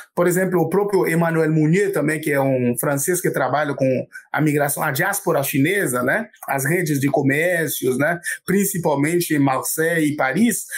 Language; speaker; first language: Portuguese; non-native, fluent; Haitian Creole